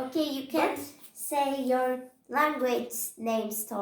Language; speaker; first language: English; non-native, learner; Turkish